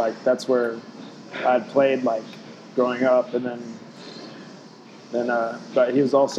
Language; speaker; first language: English; native; English